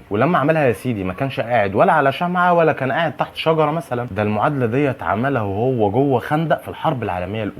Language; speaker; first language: Arabic; native; Arabic